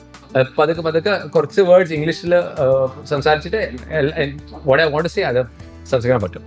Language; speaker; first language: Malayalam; early bilingual, heritage; Malayalam